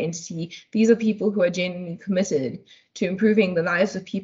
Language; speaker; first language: English; native; English